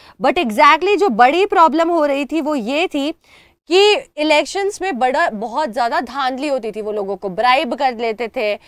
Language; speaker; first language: Hindi; native; Hindi